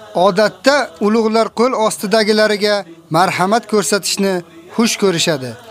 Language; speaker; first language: Uzbek; native; Uzbek